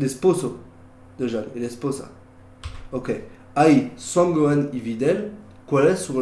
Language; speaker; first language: Spanish; non-native, learner; French